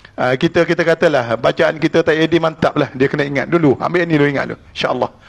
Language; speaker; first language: Malay; native; Malay